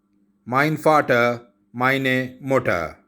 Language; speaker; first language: German; non-native, learner; Urdu